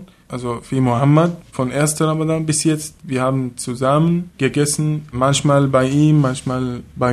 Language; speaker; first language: German; non-native, learner; Arabic